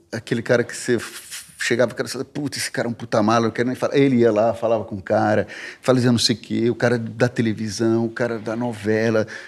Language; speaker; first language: Portuguese; early bilingual, heritage; Portuguese